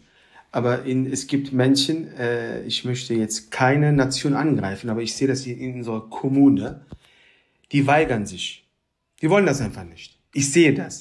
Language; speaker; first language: German; early bilingual, other home language; Turkish